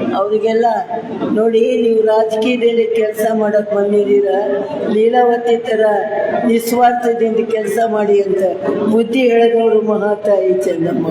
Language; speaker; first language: Kannada; native; Kannada